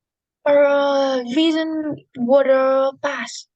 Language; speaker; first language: English; non-native, learner; Vietnamese